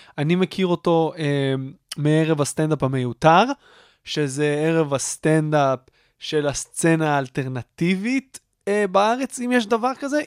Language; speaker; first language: Hebrew; native; Hebrew